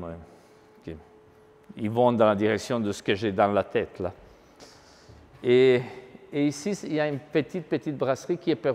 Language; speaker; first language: French; non-native, fluent; Italian